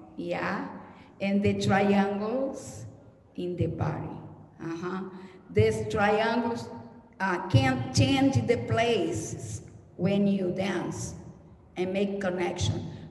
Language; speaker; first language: English; non-native, learner; Portuguese